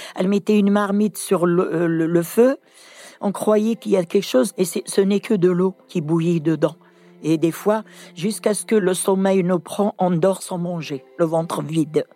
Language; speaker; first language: French; non-native, local second language; Kabyle